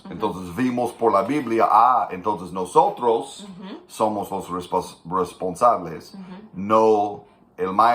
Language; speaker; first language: Spanish; non-native, fluent; English